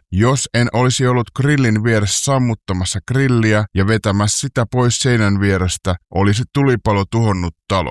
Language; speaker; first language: Finnish; native; Finnish